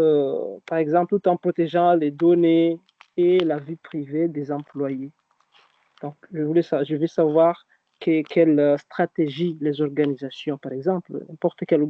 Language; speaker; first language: French; non-native, local second language; Arabic